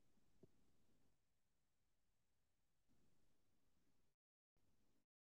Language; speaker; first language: English; native; English